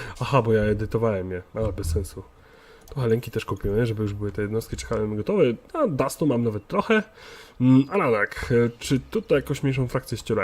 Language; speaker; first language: Polish; native; Polish